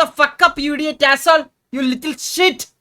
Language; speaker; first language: English; non-native, learner; Malayalam